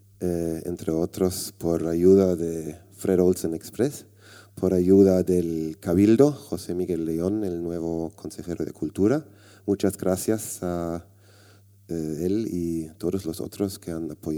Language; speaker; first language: Spanish; non-native, fluent; German